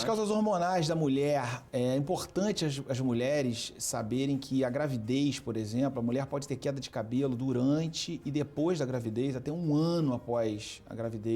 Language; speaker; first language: Portuguese; native; Portuguese